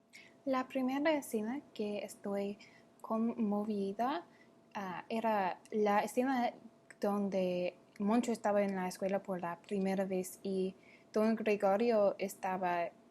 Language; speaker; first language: Spanish; non-native, learner; English